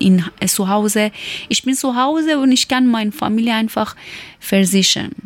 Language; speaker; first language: German; non-native, learner; Persian